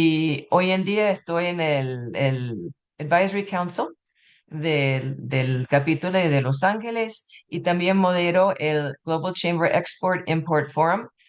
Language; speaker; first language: Spanish; non-native, fluent; English